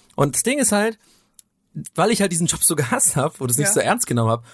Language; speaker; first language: German; non-native, fluent; English